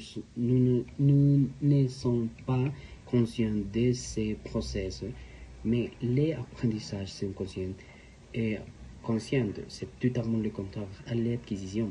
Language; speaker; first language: French; non-native, learner; Spanish